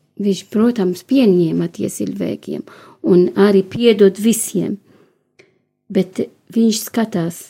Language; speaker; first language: Latvian; non-native, learner; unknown